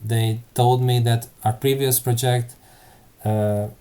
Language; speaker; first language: English; non-native, fluent; Hungarian